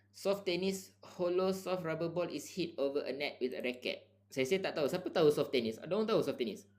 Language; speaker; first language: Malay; native; Malay